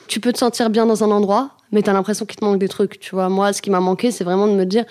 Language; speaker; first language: French; native; French